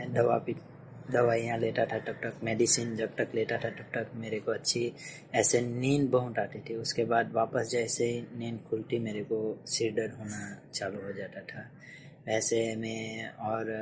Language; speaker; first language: Hindi; non-native, local second language; Gujarati